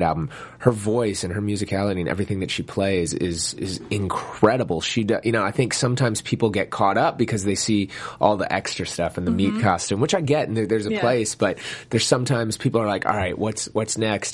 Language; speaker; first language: English; native; English